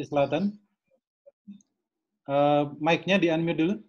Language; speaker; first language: Indonesian; native; Indonesian